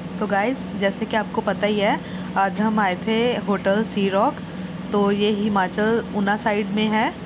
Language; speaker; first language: Hindi; non-native, local second language; Punjabi